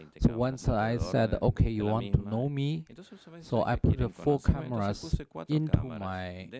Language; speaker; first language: English; non-native, learner; Chinese